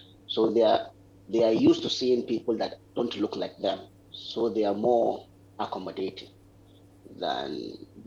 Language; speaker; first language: English; non-native, local second language; Hausa